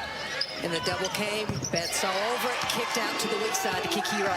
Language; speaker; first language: English; native; English